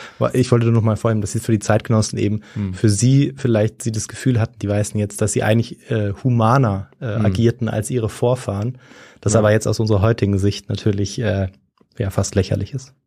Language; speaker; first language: German; native; German